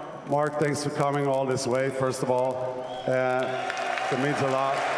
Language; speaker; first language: English; non-native, fluent; German